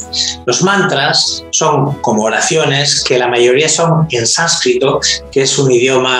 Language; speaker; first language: Spanish; native; Spanish